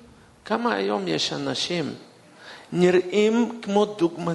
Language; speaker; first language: Hebrew; non-native, fluent; Russian